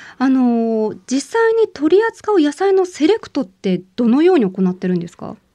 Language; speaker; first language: Japanese; native; Japanese